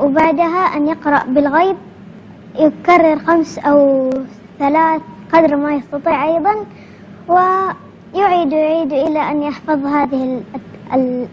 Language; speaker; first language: Arabic; non-native, learner; Indonesian